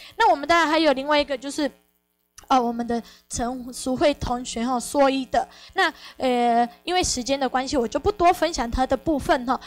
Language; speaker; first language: Chinese; non-native, fluent; Spanish